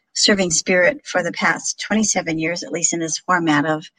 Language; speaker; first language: English; native; English